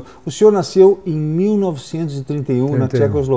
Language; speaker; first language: Portuguese; native; Portuguese